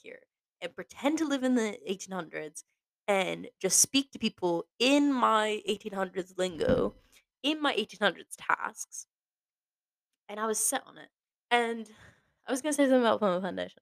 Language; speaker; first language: English; native; English